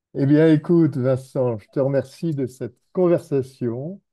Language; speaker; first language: French; native; French